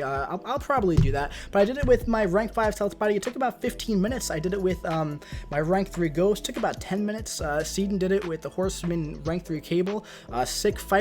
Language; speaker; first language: English; native; English